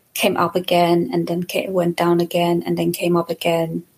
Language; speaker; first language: English; non-native, fluent; Persian